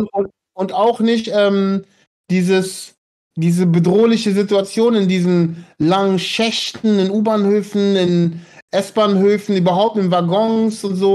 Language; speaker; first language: German; native; German